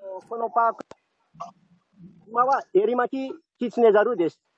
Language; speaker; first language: Japanese; non-native, fluent; Malagasy